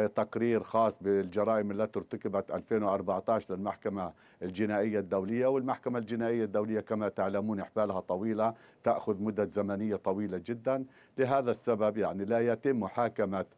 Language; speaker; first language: Arabic; native; Arabic